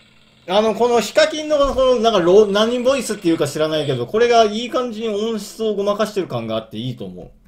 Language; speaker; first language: Japanese; native; Japanese